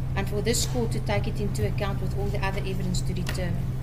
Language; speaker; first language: English; non-native, local second language; Afrikaans